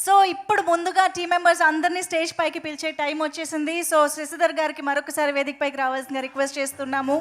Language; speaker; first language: Telugu; native; Telugu